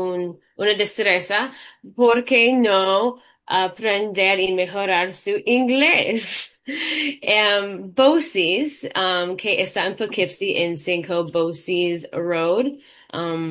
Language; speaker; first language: Spanish; early bilingual, heritage; Spanish